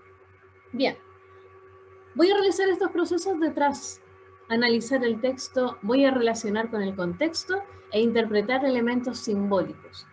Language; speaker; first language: Spanish; native; Spanish